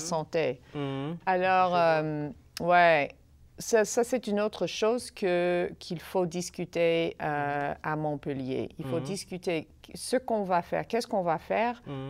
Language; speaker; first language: French; non-native, fluent; English